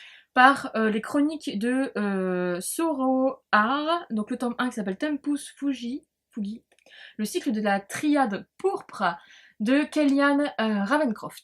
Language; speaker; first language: French; native; French